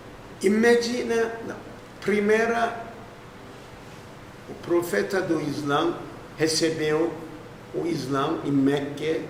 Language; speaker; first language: Portuguese; non-native, fluent; Turkish